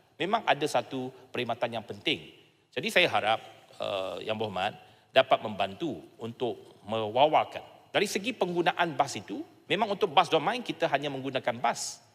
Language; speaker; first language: Malay; non-native, local second language; Chinese